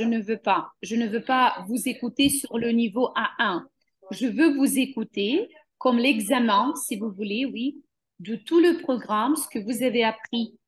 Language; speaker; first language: French; non-native, fluent; Ukrainian